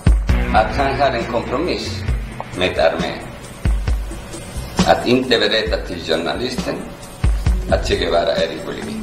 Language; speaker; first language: Swedish; non-native, learner; Spanish